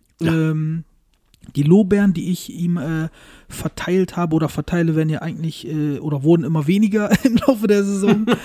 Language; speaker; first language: German; early bilingual, other home language; Turkish